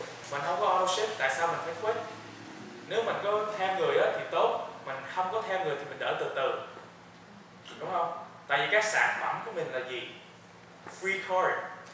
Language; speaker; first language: Vietnamese; early bilingual, heritage; Vietnamese